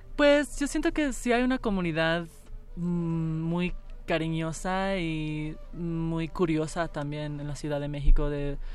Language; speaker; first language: Spanish; early bilingual, heritage; Spanish